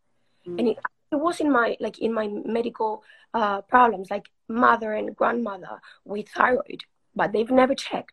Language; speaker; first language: English; non-native, fluent; Spanish